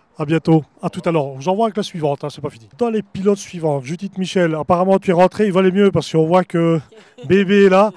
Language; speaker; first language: French; native; French